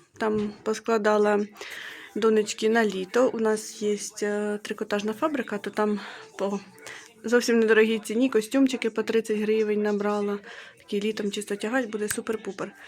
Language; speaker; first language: Ukrainian; non-native, local second language; Russian